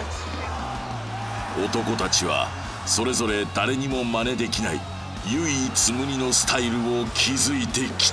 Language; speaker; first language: Japanese; native; Japanese